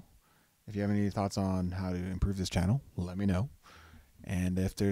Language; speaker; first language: English; native; English